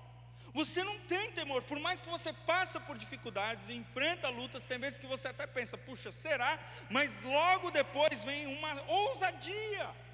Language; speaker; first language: Portuguese; native; Portuguese